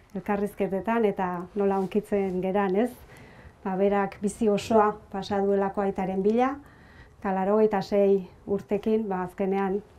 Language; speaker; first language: Basque; native; Basque